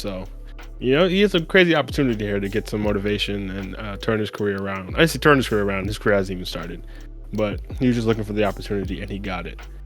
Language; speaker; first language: English; native; English